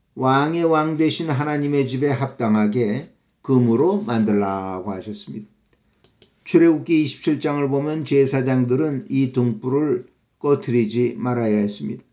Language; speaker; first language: Korean; native; Korean